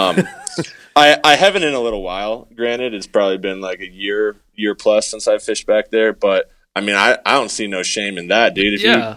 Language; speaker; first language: English; native; English